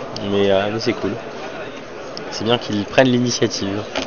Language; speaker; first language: French; native; French